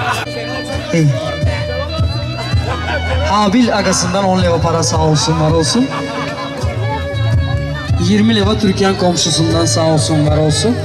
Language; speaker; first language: Turkish; native; Turkish